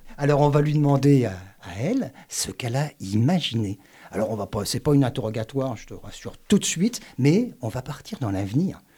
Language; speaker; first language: French; native; French